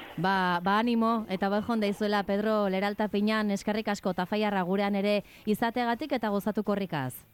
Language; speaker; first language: Basque; native; Basque